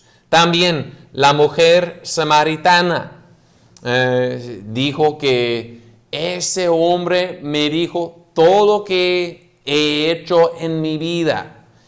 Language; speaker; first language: Spanish; non-native, fluent; English